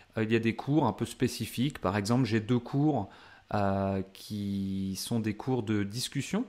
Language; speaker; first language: French; native; French